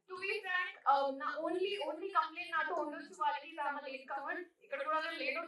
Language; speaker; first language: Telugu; non-native, learner; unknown